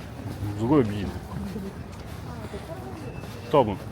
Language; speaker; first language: Japanese; non-native, fluent; French